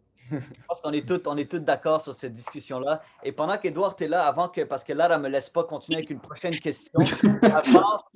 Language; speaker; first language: French; native; French